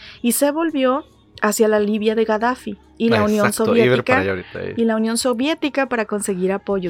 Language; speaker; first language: Spanish; native; Spanish